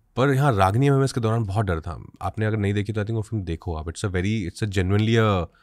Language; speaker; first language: Hindi; native; Hindi